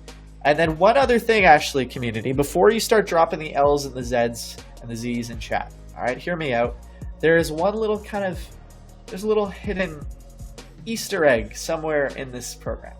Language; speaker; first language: English; native; English